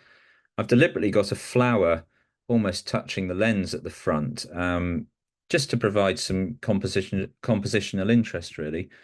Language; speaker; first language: English; native; English